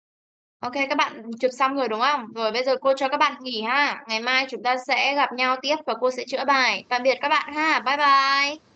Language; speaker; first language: Vietnamese; native; Vietnamese